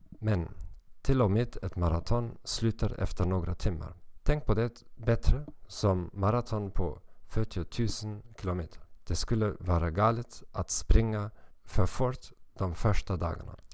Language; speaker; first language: Swedish; non-native, learner; German